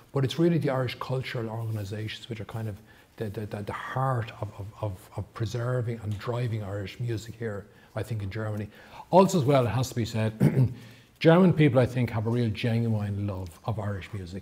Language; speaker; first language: English; native; English